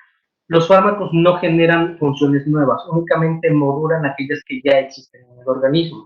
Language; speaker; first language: Spanish; native; Spanish